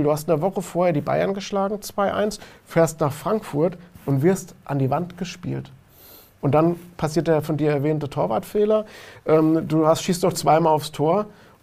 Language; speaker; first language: German; native; German